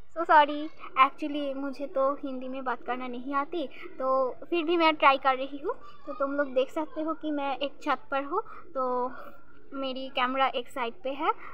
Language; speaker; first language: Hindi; non-native, learner; Bangla